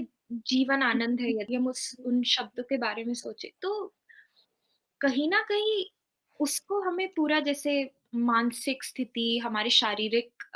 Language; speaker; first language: Hindi; native; Hindi